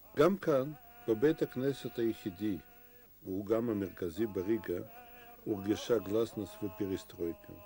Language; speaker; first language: Hebrew; non-native, fluent; Russian